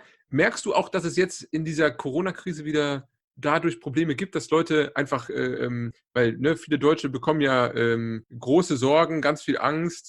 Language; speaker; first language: German; native; German